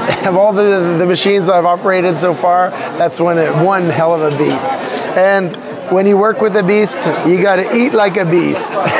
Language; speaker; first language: English; native; English